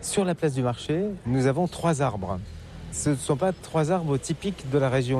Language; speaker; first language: French; native; French